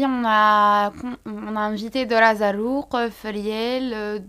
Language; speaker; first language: French; non-native, local second language; Arabic